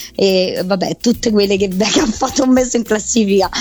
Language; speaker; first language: Italian; native; Italian